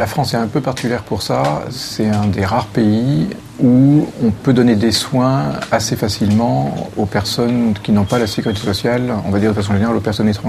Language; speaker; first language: French; native; French